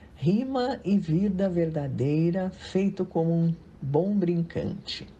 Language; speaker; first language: Portuguese; native; Portuguese